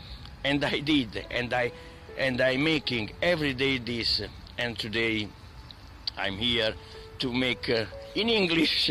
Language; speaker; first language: English; non-native, learner; Italian